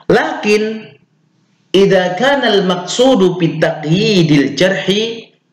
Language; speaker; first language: Arabic; non-native, fluent; Indonesian